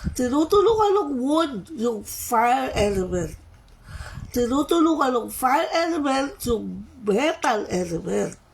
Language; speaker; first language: Filipino; native; Filipino